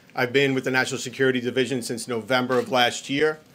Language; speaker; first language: English; native; English